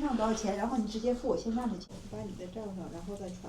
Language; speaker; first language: Chinese; native; Chinese